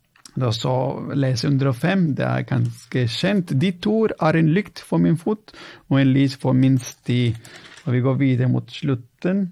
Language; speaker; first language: Norwegian; non-native, fluent; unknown